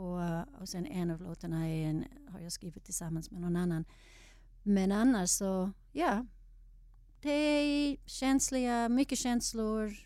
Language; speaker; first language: Swedish; non-native, fluent; English